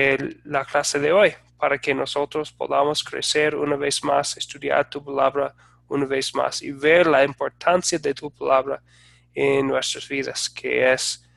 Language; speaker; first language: Spanish; non-native, fluent; English